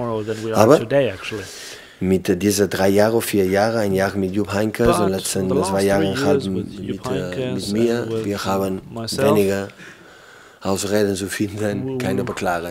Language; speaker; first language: German; non-native, learner; Catalan